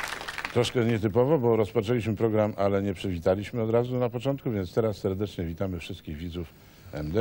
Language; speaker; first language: Polish; native; Polish